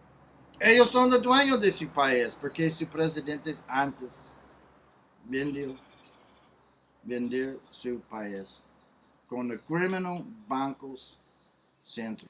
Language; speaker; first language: Spanish; non-native, learner; English